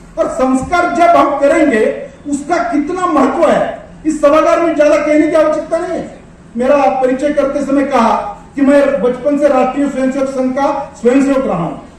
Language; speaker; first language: Hindi; non-native, local second language; Marwari